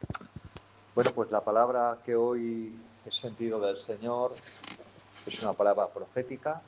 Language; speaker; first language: Spanish; native; Spanish